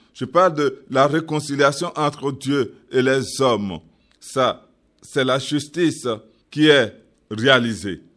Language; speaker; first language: French; non-native, local second language; Yoruba